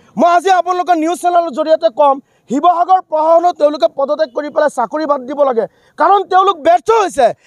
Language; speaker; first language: Assamese; non-native, local second language; Bangla